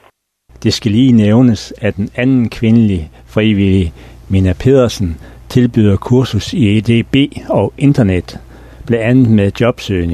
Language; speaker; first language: Danish; native; Danish